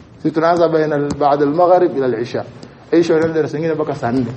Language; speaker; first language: Arabic; non-native, fluent; Swahili